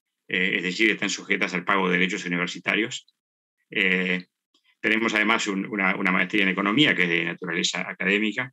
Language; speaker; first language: Spanish; native; Spanish